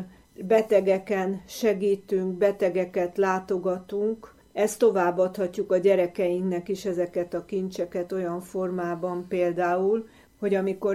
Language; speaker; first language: Hungarian; native; Hungarian